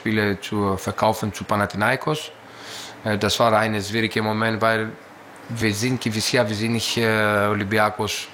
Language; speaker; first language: German; non-native, learner; Greek